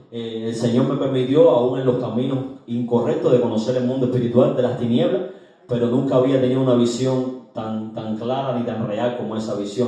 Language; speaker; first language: Spanish; native; Spanish